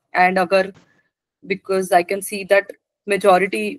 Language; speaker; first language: Hindi; non-native, local second language; Marathi